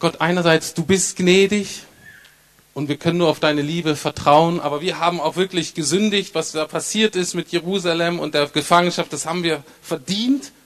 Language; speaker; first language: German; native; German